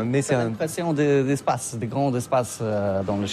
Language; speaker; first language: French; non-native, learner; Polish